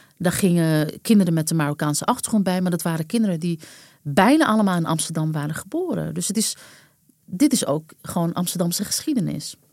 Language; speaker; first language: Dutch; early bilingual, other home language; Arabic